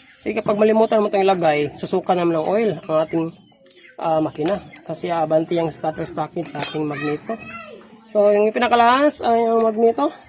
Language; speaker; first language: Filipino; non-native, local second language; Cebuano